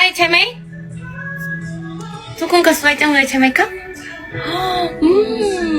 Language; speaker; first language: Thai; non-native, learner; Korean